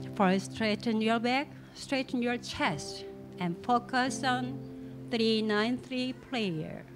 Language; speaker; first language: English; non-native, learner; Korean